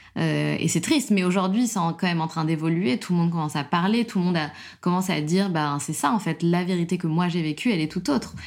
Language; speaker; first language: French; native; French